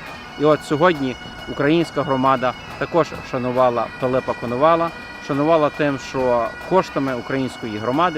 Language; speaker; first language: Ukrainian; native; Ukrainian